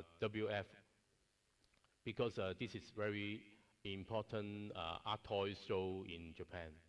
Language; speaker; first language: English; non-native, learner; Cantonese